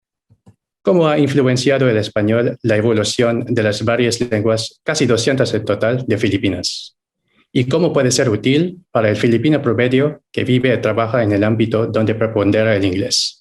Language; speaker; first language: Spanish; non-native, fluent; Filipino